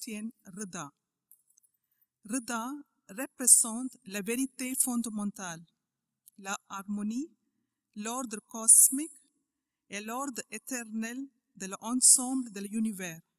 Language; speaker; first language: French; non-native, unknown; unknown